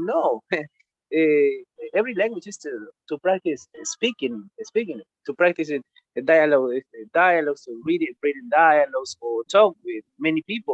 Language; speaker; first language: English; non-native, learner; Spanish